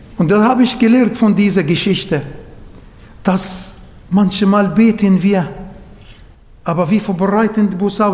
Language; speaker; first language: German; non-native, fluent; Arabic